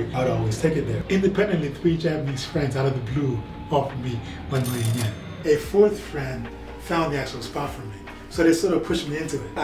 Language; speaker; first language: English; native; English